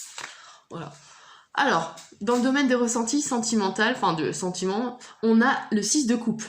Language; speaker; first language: French; native; French